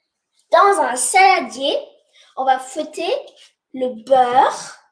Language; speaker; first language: French; non-native, fluent; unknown